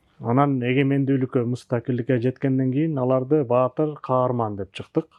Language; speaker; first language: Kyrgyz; native; Kyrgyz